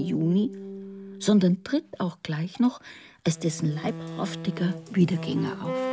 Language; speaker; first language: German; native; German